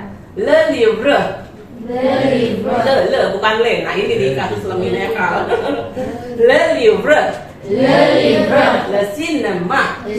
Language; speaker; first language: French; non-native, fluent; Indonesian